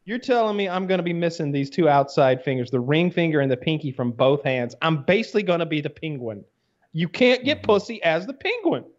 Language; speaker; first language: English; native; English